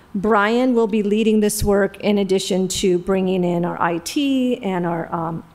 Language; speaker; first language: English; native; English